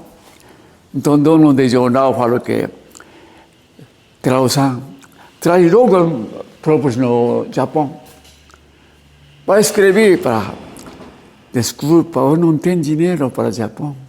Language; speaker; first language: Portuguese; non-native, learner; Japanese